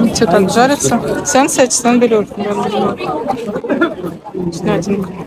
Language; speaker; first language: Russian; native; Russian